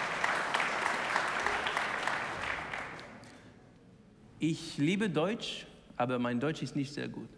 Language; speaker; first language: German; non-native, learner; English